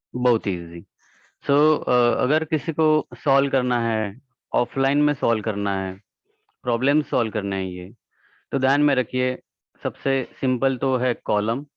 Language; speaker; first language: Hindi; non-native, local second language; Marathi